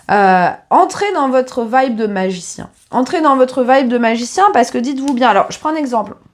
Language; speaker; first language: French; native; French